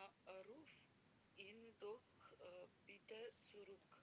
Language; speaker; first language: German; non-native, learner; Macedonian